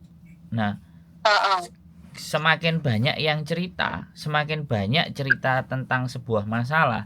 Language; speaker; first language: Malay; non-native, local second language; Javanese